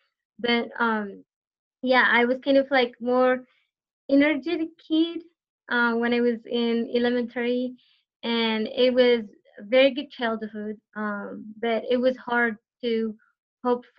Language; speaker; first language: English; non-native, fluent; Tigrinya